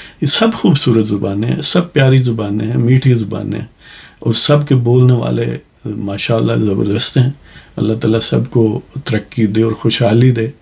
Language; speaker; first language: Urdu; non-native, local second language; Punjabi